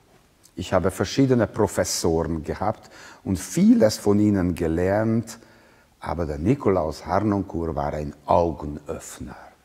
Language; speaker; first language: German; non-native, fluent; Hungarian